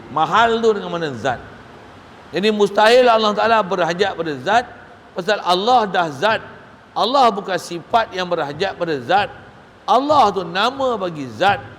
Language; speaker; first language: Malay; native; Malay